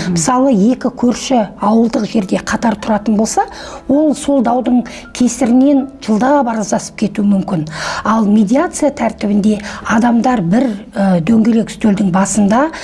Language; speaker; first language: Kazakh; native; Kazakh